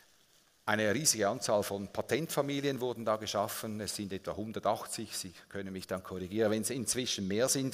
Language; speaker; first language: German; native; German